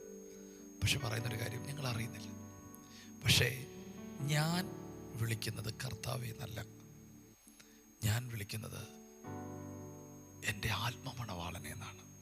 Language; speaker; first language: Malayalam; native; Malayalam